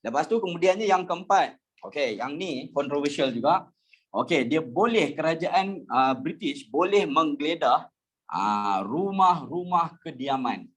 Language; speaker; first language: Malay; native; Malay